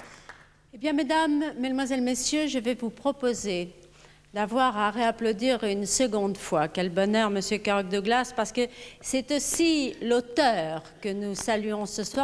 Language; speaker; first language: French; native; French